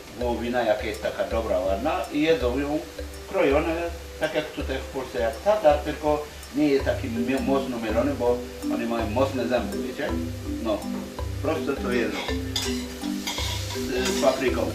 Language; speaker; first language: Polish; non-native, fluent; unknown